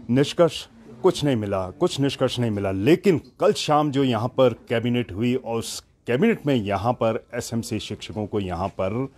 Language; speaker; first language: Hindi; native; Hindi